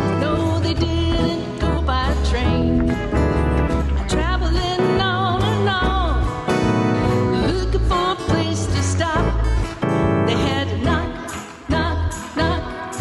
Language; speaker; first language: English; native; English